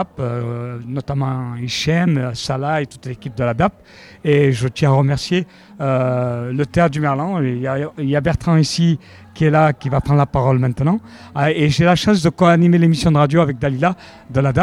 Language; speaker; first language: French; native; French